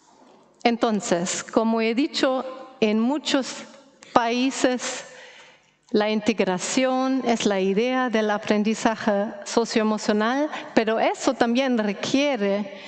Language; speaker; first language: Spanish; non-native, fluent; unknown